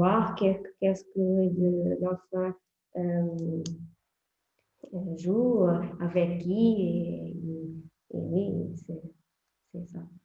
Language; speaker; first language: French; non-native, learner; Portuguese